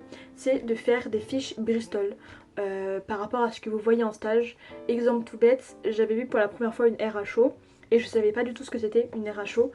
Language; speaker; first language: French; native; French